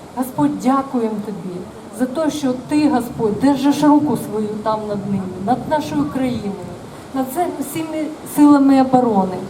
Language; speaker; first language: Ukrainian; non-native, local second language; Russian